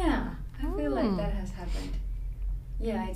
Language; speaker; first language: English; non-native, fluent; Finnish